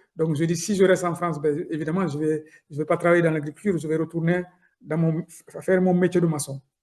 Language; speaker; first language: French; non-native, local second language; Soninke